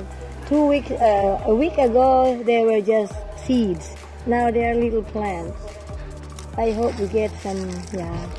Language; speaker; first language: English; non-native, local second language; Filipino